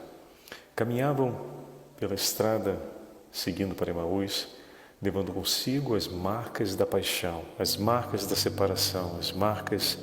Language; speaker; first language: Portuguese; native; Portuguese